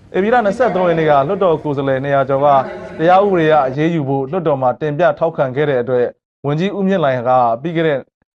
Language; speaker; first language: Burmese; native; Burmese